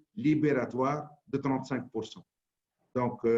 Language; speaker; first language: French; non-native, local second language; Arabic